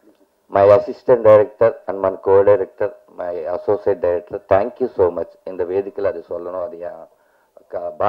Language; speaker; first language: Tamil; non-native, learner; Telugu